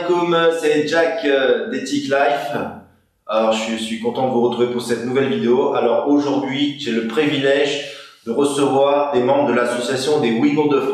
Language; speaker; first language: French; native; French